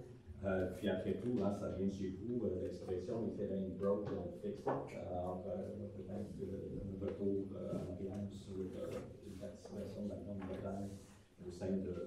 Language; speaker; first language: French; native; French